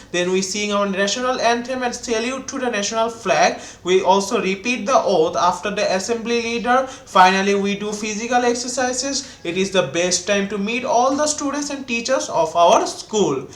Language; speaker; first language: English; non-native, local second language; Bangla